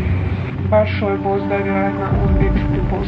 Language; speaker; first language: Russian; non-native, learner; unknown